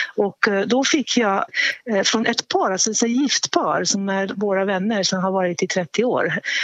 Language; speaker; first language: Swedish; non-native, fluent; Hungarian